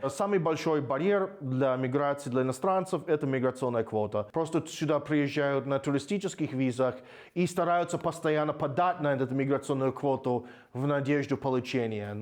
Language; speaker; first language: Russian; non-native, fluent; English